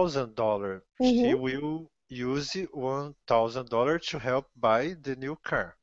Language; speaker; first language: English; non-native, learner; Portuguese